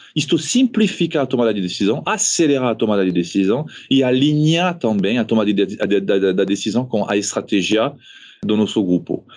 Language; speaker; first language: Portuguese; non-native, fluent; French